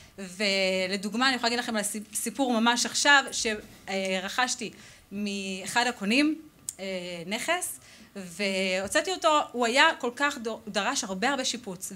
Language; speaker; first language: Hebrew; native; Hebrew